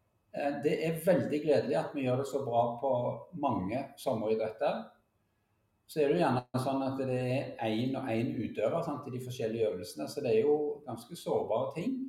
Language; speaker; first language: Norwegian; native; Norwegian